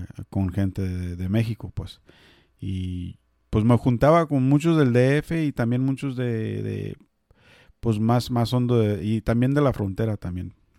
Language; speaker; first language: Spanish; early bilingual, heritage; Spanish